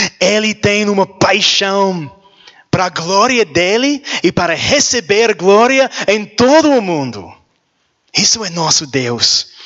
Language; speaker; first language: Portuguese; non-native, learner; English